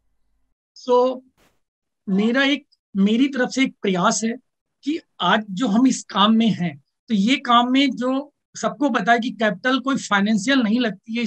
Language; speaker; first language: Hindi; native; Hindi